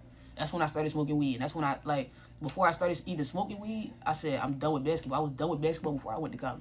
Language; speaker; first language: English; native; English